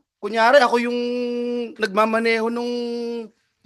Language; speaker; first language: Filipino; native; Filipino